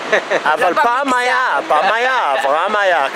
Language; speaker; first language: Hebrew; non-native, fluent; English